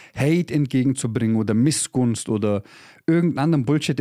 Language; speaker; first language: German; early bilingual, other home language; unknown